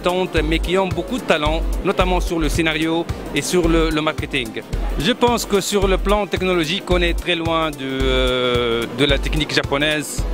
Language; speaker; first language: French; non-native, local second language; Arabic